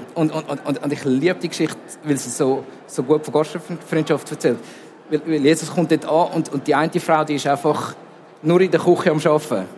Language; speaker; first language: German; native; German